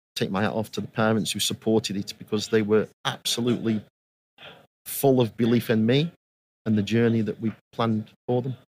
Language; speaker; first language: English; native; English